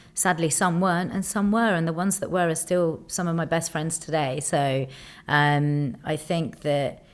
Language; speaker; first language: English; native; English